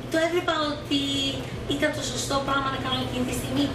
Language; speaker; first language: Greek; early bilingual, heritage; Greek